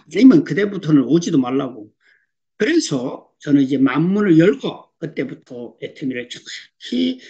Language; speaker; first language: Korean; early bilingual, heritage; Korean